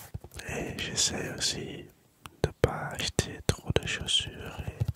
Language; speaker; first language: French; non-native, learner; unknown